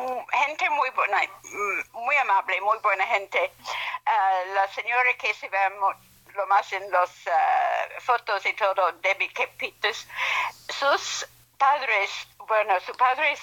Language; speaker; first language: Spanish; non-native, fluent; English